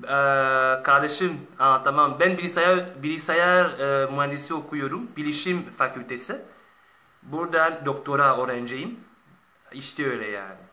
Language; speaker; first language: Turkish; non-native, learner; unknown